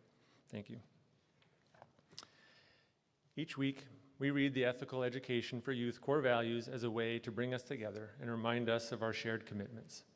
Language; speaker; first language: English; native; English